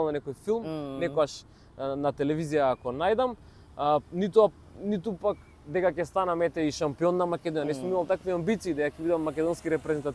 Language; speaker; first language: Macedonian; native; Macedonian